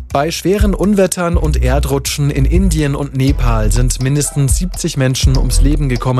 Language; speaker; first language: German; native; German